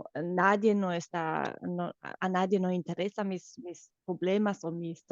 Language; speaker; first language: Spanish; non-native, fluent; Romanian